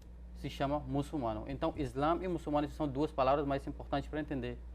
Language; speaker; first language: Portuguese; non-native, fluent; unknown